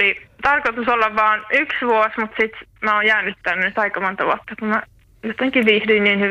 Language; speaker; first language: Finnish; native; Finnish